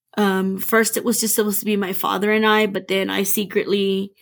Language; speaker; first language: English; native; English